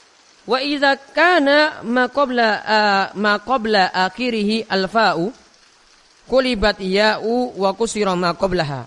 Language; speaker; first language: Arabic; non-native, fluent; Indonesian